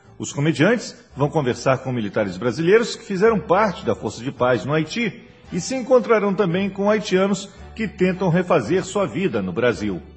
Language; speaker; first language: Portuguese; native; Portuguese